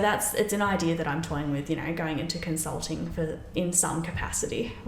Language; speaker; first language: English; native; English